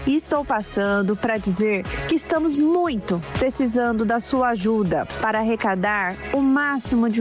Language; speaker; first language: Portuguese; native; Portuguese